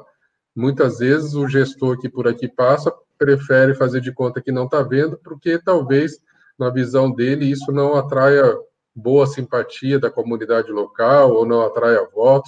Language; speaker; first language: Portuguese; native; Portuguese